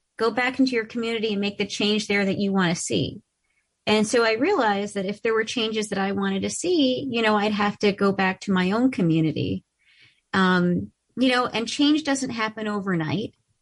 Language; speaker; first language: English; early bilingual, other home language; Ukrainian